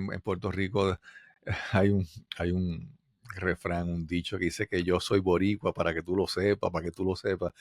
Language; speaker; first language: Spanish; native; Spanish